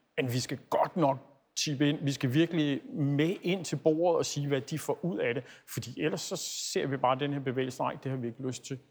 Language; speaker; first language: Danish; native; Danish